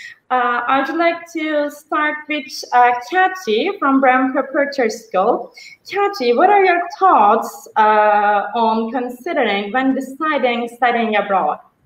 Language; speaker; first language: English; non-native, fluent; Turkish